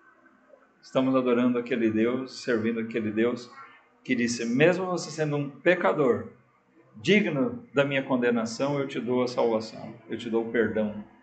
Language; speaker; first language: Portuguese; native; Portuguese